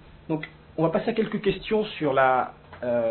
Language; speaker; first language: French; native; French